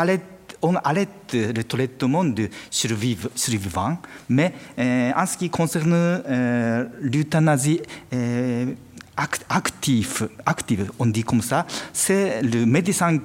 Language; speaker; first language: French; non-native, fluent; Japanese